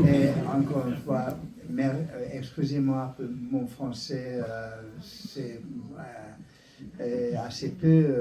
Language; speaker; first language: French; non-native, learner; Hungarian